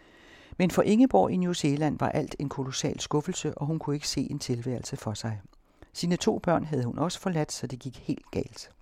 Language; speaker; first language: Danish; native; Danish